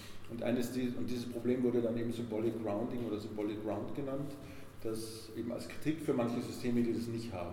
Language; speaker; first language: German; native; German